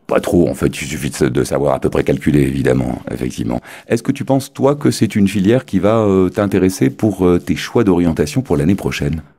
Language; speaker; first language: French; native; French